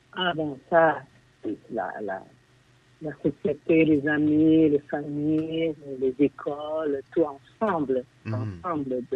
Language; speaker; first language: French; non-native, fluent; Chinese